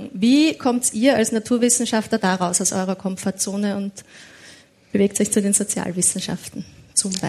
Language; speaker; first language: German; native; German